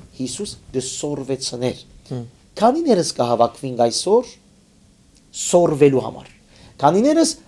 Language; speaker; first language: Armenian; native; Armenian